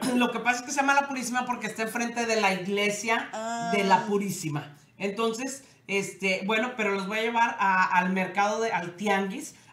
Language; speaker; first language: Spanish; native; Spanish